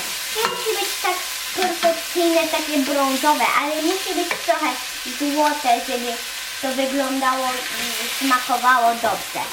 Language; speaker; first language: Polish; early bilingual, heritage; Polish